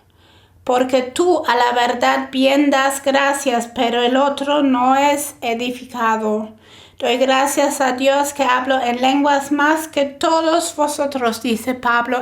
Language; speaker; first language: Spanish; non-native, fluent; German